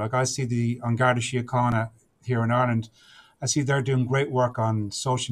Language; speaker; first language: English; native; English